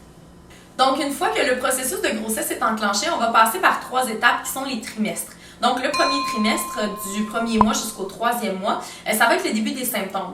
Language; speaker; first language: French; native; French